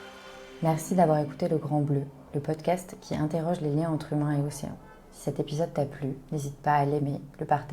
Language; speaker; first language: French; native; French